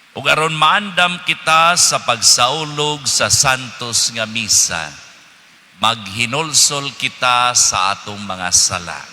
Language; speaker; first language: Cebuano; native; Cebuano